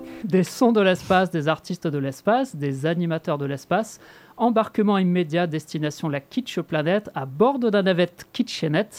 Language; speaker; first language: French; native; French